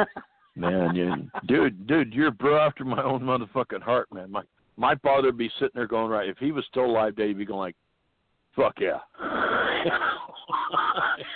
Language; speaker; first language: English; native; English